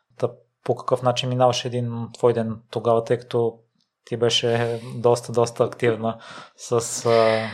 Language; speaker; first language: Bulgarian; native; Bulgarian